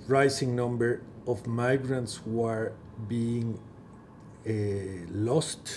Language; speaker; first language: English; non-native, fluent; Persian